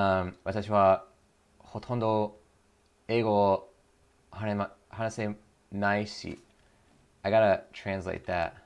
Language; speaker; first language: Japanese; non-native, learner; English